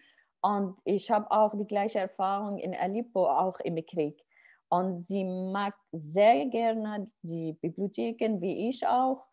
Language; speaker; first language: German; non-native, learner; Arabic